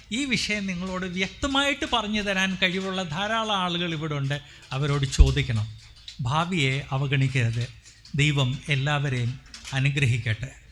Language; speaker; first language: Malayalam; non-native, local second language; Hindi